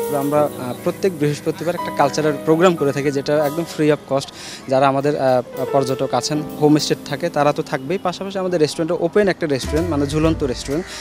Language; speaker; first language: Bangla; non-native, local second language; Chakma